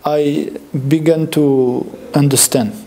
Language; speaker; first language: English; non-native, learner; French